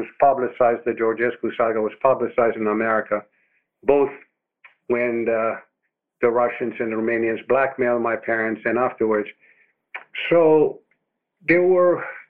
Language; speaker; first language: English; non-native, fluent; Romanian